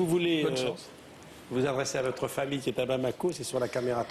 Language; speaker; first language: French; native; French